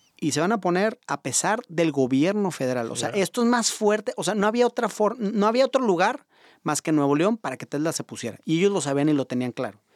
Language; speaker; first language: Spanish; native; Spanish